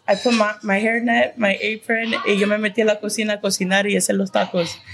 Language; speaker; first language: Spanish; early bilingual, heritage; Spanish